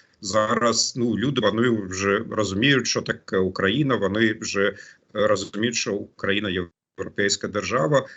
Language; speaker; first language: Ukrainian; non-native, fluent; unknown